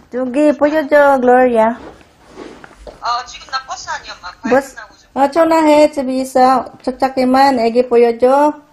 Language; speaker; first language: Korean; non-native, learner; Filipino